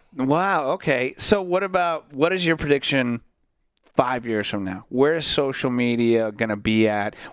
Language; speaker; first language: English; native; English